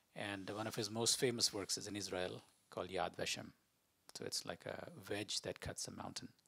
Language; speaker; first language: English; non-native, local second language; Malayalam